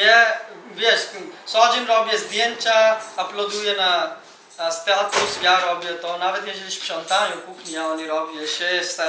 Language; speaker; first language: Polish; non-native, learner; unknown